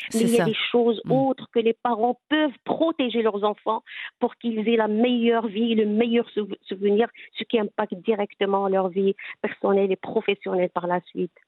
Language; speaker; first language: French; non-native, local second language; Arabic